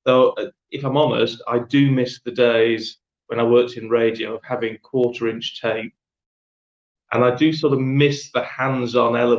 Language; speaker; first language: English; native; English